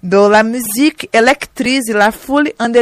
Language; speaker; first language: French; non-native, learner; Portuguese